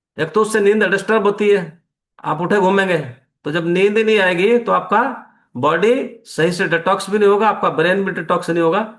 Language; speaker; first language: Hindi; native; Hindi